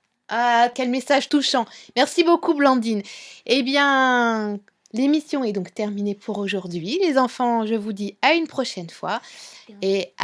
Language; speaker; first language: French; native; French